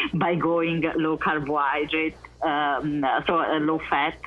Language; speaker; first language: English; non-native, fluent; Italian